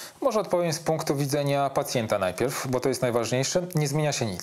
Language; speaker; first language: Polish; native; Polish